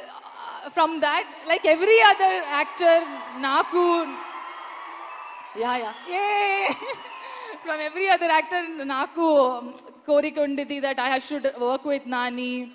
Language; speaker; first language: Telugu; non-native, learner; Kannada